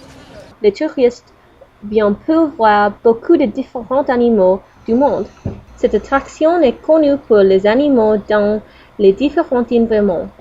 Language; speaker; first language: French; non-native, learner; English